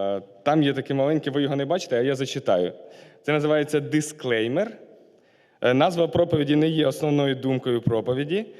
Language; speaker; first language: Ukrainian; non-native, local second language; Russian